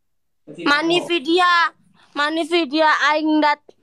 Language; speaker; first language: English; non-native, learner; Indonesian